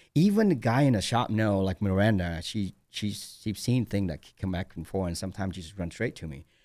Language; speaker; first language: English; non-native, fluent; Vietnamese